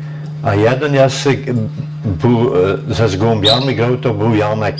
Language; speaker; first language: Polish; early bilingual, heritage; Polish